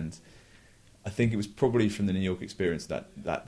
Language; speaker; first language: English; native; English